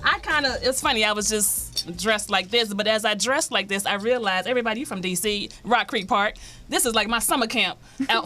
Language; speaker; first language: English; native; English